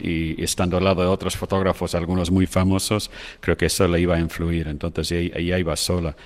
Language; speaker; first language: Spanish; non-native, fluent; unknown